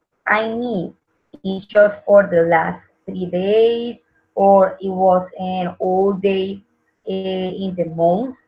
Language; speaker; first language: English; non-native, learner; Spanish